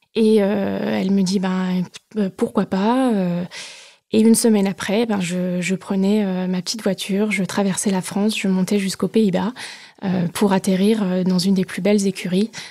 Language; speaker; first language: French; native; French